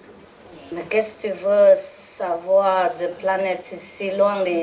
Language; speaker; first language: French; non-native, learner; Vietnamese